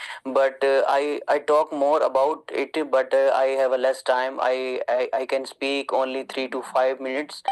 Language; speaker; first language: English; non-native, learner; Urdu